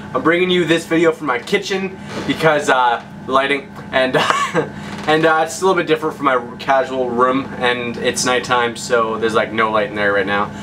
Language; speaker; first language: English; native; English